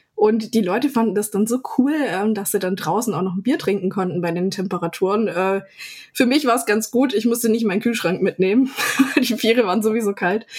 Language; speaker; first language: German; native; German